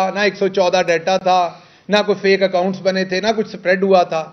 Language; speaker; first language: Urdu; native; Urdu